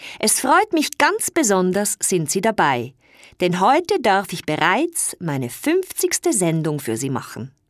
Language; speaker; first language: German; native; German